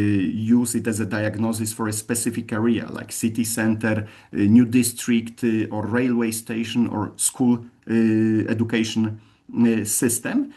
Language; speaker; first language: English; non-native, fluent; Polish